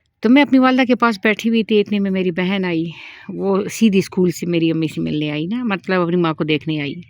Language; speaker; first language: Urdu; non-native, local second language; Pashto